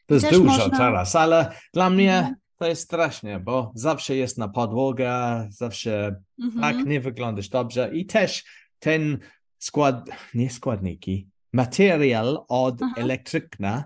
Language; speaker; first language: Polish; non-native, learner; English